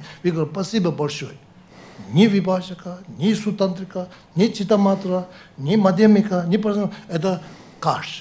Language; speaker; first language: Russian; non-native, learner; Tibetan